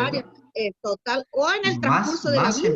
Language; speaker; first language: Spanish; native; Spanish